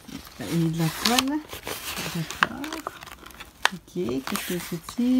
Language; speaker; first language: French; native; French